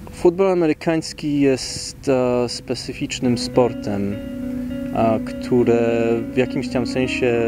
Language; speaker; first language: Polish; early bilingual, heritage; Polish